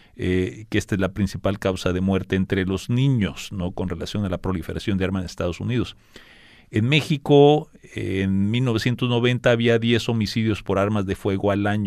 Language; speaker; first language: Spanish; native; Spanish